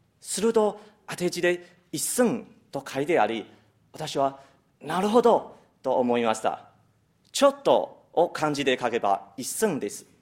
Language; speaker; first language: Japanese; non-native, fluent; Chinese